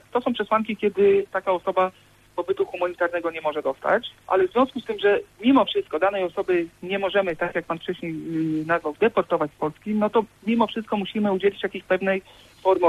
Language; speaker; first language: Polish; native; Polish